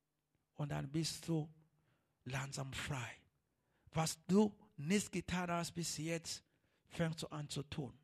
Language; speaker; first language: German; non-native, learner; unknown